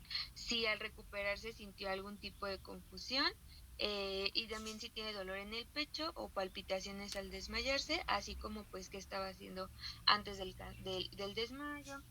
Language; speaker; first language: Spanish; native; Spanish